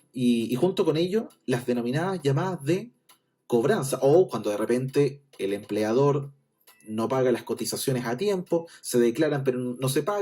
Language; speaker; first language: Spanish; native; Spanish